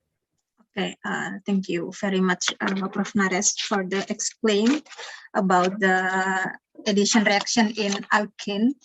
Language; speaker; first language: English; non-native, learner; Indonesian